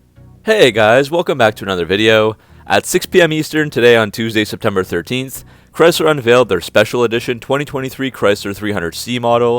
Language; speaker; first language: English; native; English